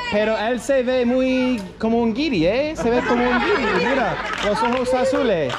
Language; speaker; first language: Spanish; native; Spanish